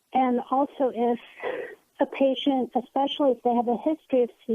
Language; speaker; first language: English; native; English